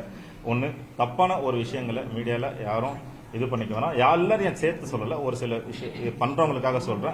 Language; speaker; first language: Tamil; native; Tamil